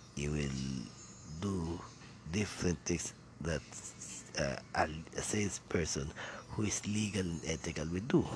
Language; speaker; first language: English; non-native, local second language; Filipino